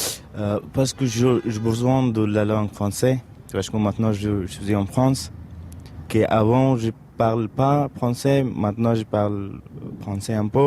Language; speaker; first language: French; non-native, learner; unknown